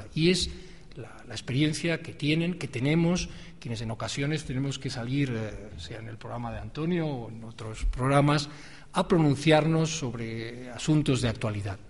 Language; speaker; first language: Spanish; native; Spanish